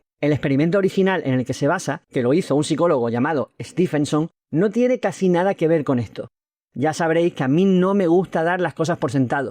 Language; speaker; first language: Spanish; native; Spanish